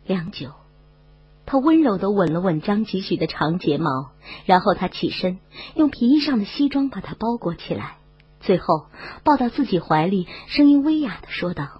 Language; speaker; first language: Chinese; native; Chinese